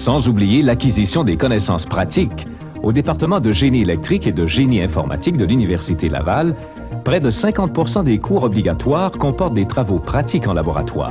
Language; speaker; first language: French; native; French